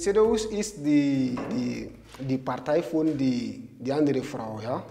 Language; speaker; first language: German; non-native, learner; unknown